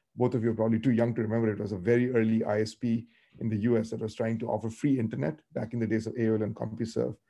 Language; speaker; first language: English; non-native, local second language; Tamil